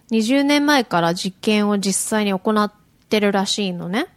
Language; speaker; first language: Japanese; native; Japanese